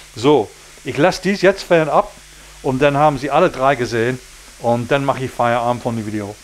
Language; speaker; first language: German; non-native, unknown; English